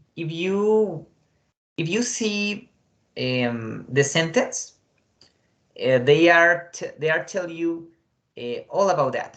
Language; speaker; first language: English; non-native, fluent; Spanish